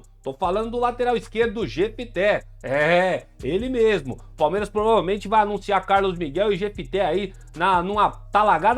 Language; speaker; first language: Portuguese; native; Portuguese